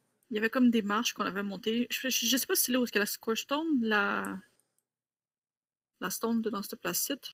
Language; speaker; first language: French; native; French